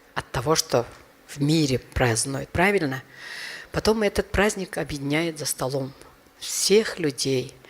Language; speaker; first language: Russian; non-native, local second language; Uyghur